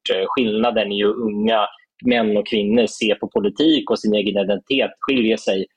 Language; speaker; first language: Swedish; native; Swedish